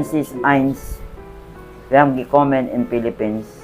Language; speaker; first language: German; non-native, learner; Filipino